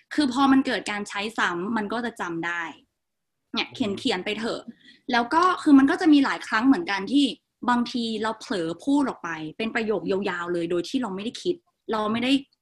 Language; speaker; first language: Thai; non-native, local second language; Northeastern Thai